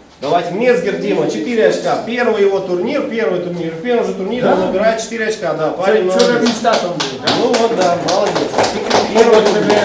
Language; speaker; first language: Russian; non-native, local second language; Ukrainian